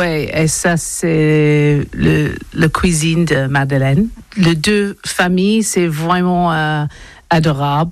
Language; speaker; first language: French; non-native, fluent; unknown